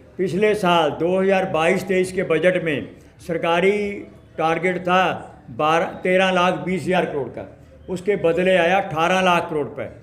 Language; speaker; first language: Hindi; native; Hindi